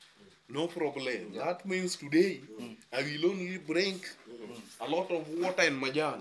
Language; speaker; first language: English; non-native, learner; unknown